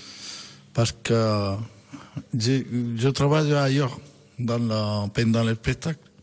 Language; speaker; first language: French; non-native, fluent; Spanish